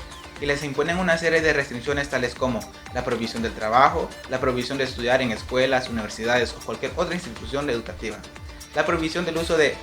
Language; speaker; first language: Spanish; native; Spanish